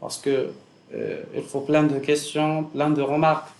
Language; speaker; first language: French; non-native, local second language; Arabic